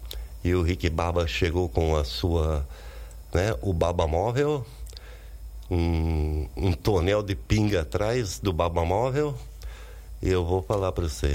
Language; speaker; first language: Portuguese; native; Portuguese